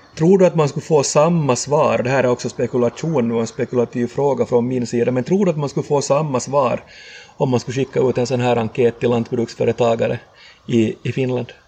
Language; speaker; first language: Swedish; native; Swedish